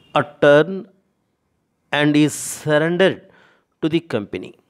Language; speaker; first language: English; non-native, local second language; Telugu